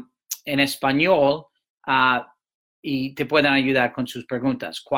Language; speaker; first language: Spanish; non-native, fluent; English